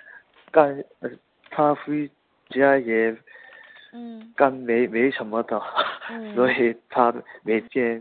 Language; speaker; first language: Chinese; non-native, learner; Korean